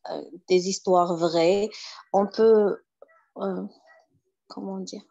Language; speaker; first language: French; non-native, learner; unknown